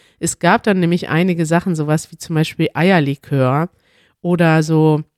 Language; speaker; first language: German; native; German